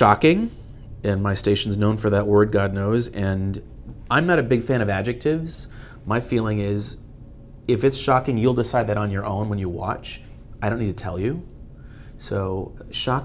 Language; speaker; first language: English; native; English